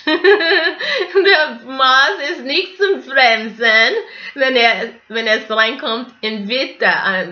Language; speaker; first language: German; non-native, fluent; English